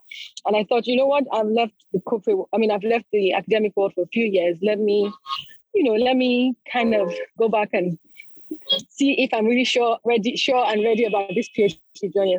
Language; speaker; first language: English; non-native, local second language; Yoruba